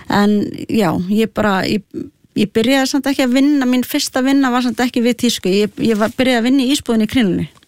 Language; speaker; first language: Icelandic; native; Icelandic